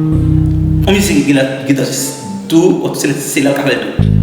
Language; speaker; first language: French; non-native, learner; Haitian Creole